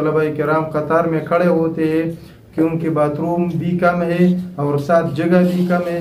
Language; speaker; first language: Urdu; non-native, local second language; Pashto